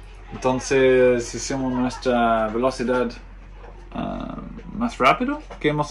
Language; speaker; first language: Spanish; non-native, fluent; English